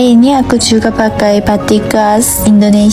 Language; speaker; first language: Indonesian; non-native, learner; Korean